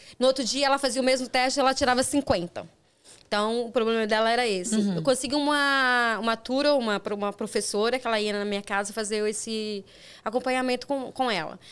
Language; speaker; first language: Portuguese; native; Portuguese